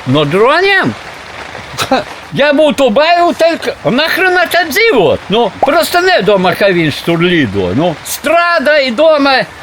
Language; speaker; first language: Latvian; non-native, local second language; Russian